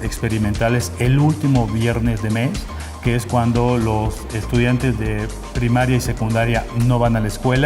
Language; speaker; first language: Spanish; native; Spanish